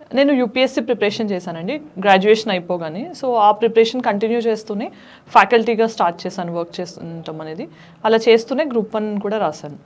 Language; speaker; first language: Telugu; native; Telugu